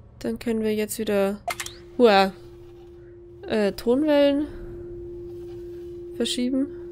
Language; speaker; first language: German; native; German